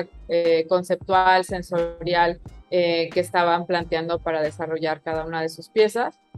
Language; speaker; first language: Spanish; native; Spanish